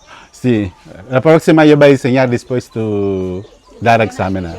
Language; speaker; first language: Spanish; non-native, learner; Filipino